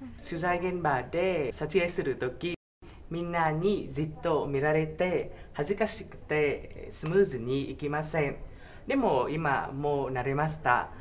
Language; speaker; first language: Japanese; non-native, fluent; Vietnamese